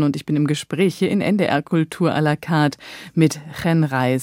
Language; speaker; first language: German; native; German